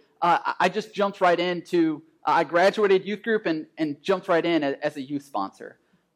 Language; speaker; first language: English; native; English